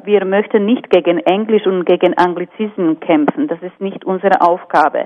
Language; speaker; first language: German; non-native, fluent; Slovak